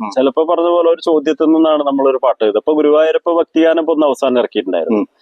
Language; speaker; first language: Malayalam; native; Malayalam